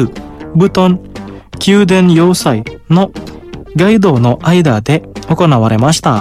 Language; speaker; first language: Japanese; non-native, fluent; Indonesian